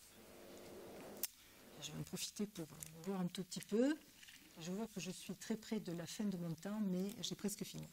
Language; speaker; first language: French; native; French